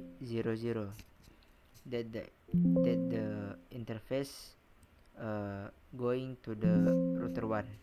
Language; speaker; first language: English; non-native, learner; Indonesian